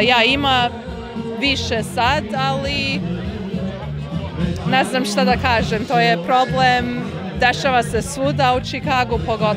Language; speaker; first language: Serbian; early bilingual, heritage; Serbian